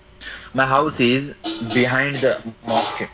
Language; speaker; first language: English; non-native, learner; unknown